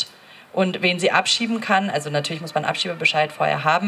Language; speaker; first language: German; native; German